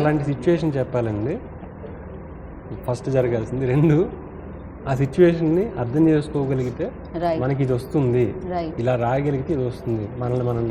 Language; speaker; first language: Telugu; native; Telugu